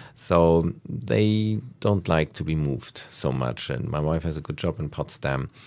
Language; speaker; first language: English; non-native, fluent; German